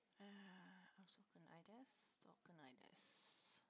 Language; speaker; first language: Japanese; non-native, learner; English